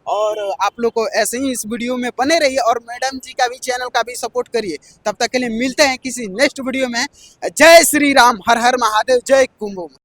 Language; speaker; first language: Hindi; native; Hindi